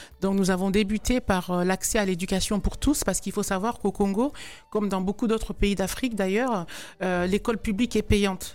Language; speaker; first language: French; non-native, local second language; Lingala